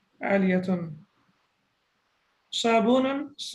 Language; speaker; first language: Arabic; non-native, fluent; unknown